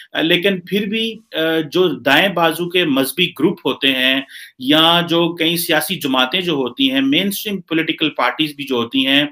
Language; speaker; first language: Hindi; native; Hindi